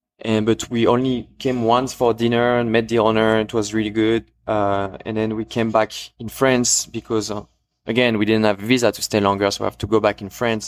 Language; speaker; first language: English; non-native, fluent; French